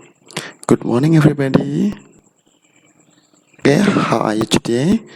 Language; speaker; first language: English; non-native, learner; Indonesian